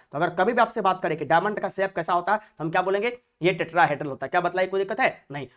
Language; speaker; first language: Hindi; native; Hindi